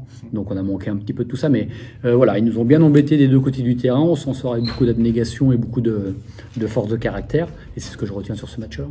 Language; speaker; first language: French; native; French